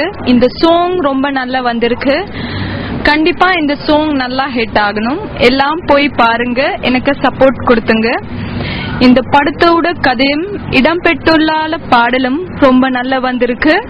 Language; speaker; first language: Tamil; non-native, fluent; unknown